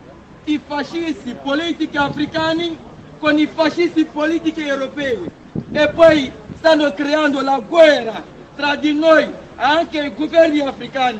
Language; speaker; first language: Italian; non-native, fluent; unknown